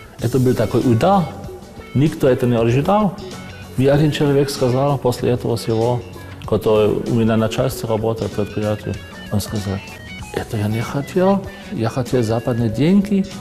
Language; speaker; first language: Russian; non-native, fluent; German